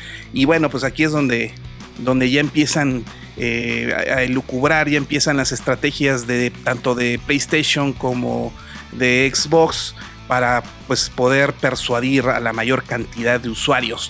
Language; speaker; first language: Spanish; native; Spanish